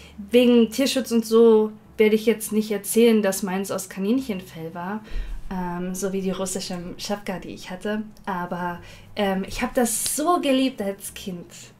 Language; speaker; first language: German; native; German